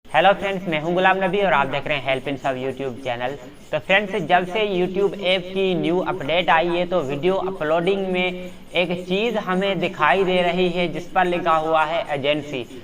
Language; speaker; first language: Urdu; non-native, local second language; Punjabi